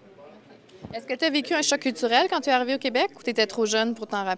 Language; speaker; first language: French; native; French